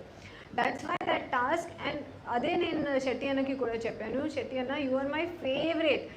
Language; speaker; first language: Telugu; non-native, learner; Hindi